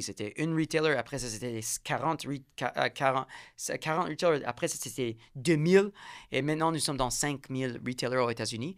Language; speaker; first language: French; non-native, learner; English